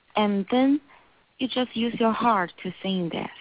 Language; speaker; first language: English; non-native, learner; Chinese